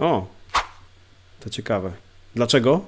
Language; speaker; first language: Polish; native; Polish